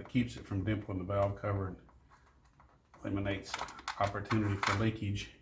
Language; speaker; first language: English; native; English